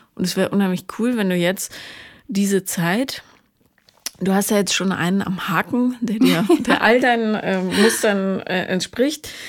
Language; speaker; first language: German; native; German